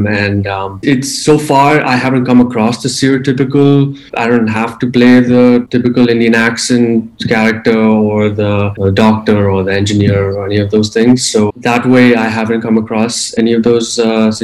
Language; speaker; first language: English; non-native, local second language; Hindi